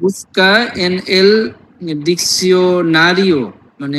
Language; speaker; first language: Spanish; non-native, learner; Bangla